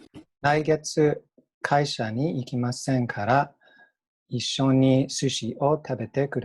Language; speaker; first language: Japanese; non-native, learner; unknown